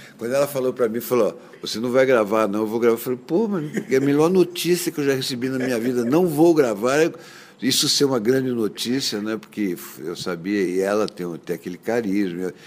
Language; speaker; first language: Portuguese; native; Portuguese